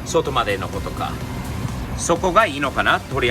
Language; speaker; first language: Japanese; non-native, fluent; English